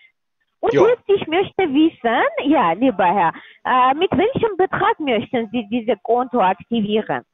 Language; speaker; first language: German; non-native, learner; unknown